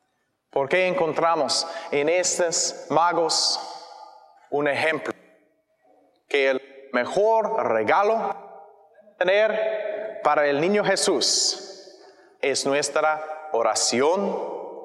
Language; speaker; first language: Spanish; non-native, learner; English